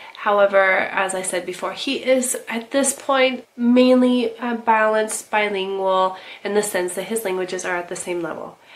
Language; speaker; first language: English; native; English